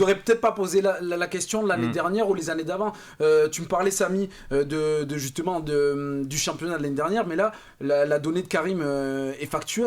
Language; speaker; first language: French; native; French